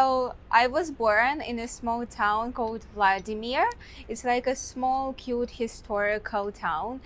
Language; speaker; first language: English; non-native, fluent; Russian